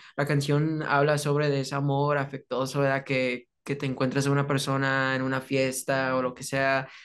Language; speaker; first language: Spanish; early bilingual, heritage; Spanish